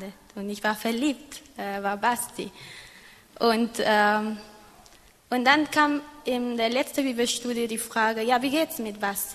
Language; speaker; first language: German; non-native, fluent; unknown